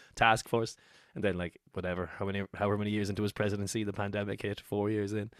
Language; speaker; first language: English; native; English